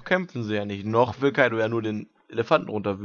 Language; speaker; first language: German; native; German